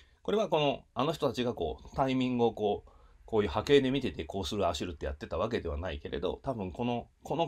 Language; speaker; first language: Japanese; native; Japanese